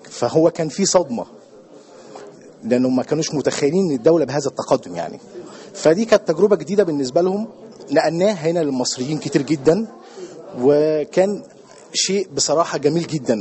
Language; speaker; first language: Arabic; native; Arabic